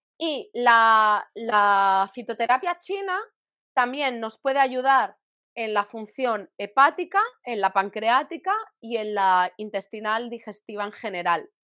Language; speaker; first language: Spanish; native; Spanish